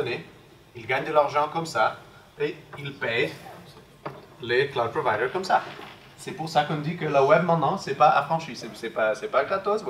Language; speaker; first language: French; non-native, fluent; Spanish